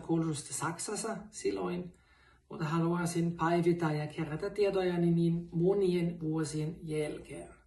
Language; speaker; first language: Finnish; non-native, fluent; German